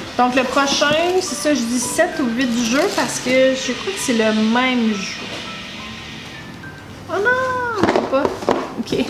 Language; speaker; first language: French; native; French